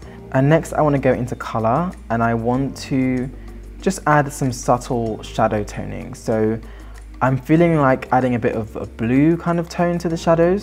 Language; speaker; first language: English; native; English